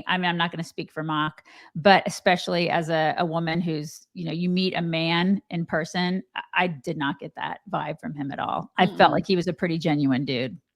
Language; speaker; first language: English; native; English